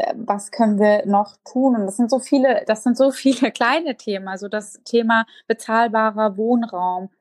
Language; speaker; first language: German; native; German